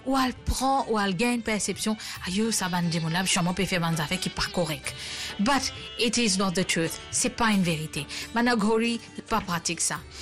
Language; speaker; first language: French; native; French